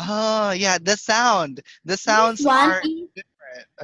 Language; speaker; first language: English; non-native, local second language; Filipino